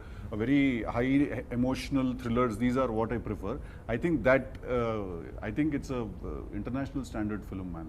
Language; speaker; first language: Telugu; native; Telugu